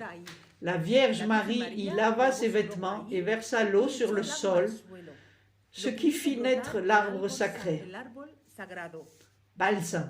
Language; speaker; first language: French; non-native, fluent; Arabic